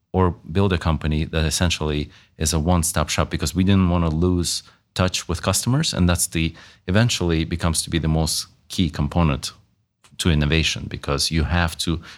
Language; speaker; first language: English; native; English